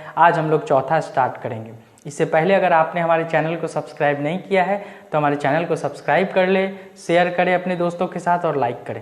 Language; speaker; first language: Hindi; native; Hindi